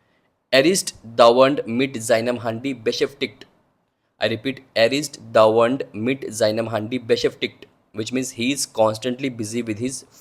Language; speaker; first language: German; non-native, learner; Hindi